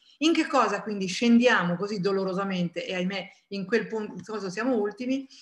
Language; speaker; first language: Italian; native; Italian